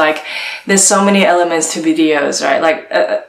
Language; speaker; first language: English; non-native, local second language; Cantonese